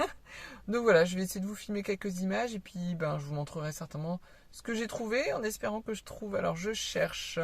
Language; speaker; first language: French; native; French